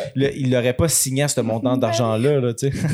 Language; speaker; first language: French; native; French